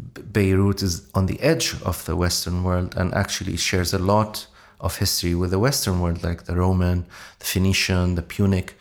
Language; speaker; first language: English; non-native, fluent; Arabic